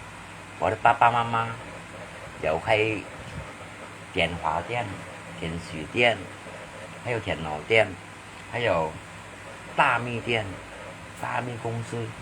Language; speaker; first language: Chinese; non-native, learner; Hakka Chinese